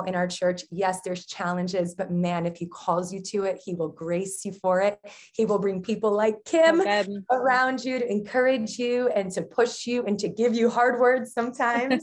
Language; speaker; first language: English; native; English